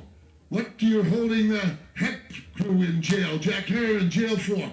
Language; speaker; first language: English; native; English